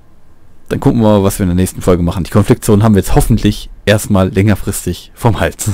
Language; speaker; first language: German; native; German